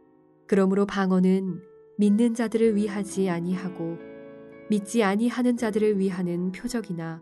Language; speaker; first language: Korean; native; Korean